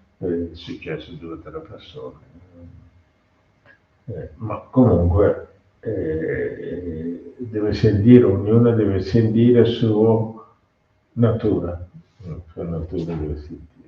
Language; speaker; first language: Italian; non-native, learner; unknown